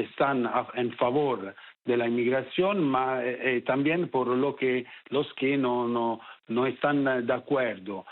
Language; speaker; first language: Spanish; non-native, fluent; Italian